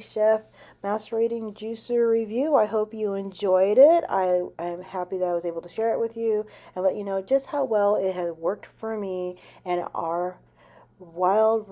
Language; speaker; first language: English; native; English